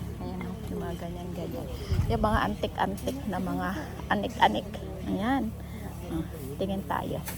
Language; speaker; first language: Filipino; native; Filipino